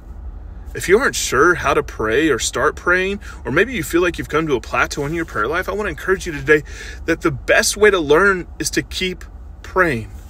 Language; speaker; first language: English; native; English